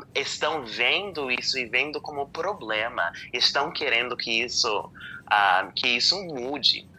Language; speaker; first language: Portuguese; non-native, fluent; English